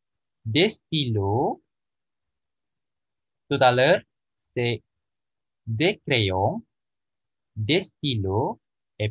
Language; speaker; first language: French; non-native, learner; Indonesian